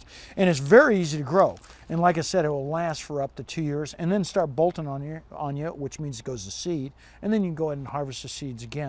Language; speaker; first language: English; native; English